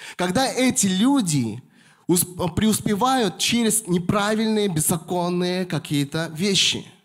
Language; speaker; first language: Russian; non-native, fluent; Korean